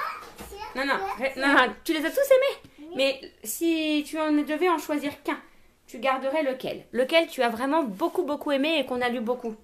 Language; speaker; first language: French; native; French